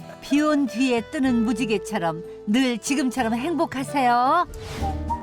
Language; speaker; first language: Korean; native; Korean